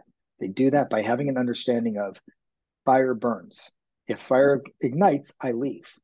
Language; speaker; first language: English; native; English